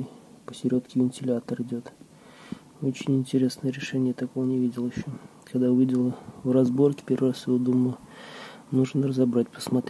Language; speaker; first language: Russian; native; Russian